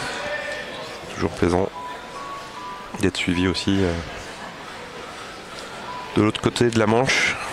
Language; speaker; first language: French; native; French